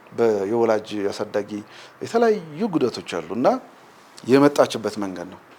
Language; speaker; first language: Amharic; native; Amharic